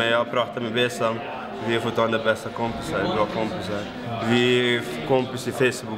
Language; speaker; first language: Swedish; non-native, fluent; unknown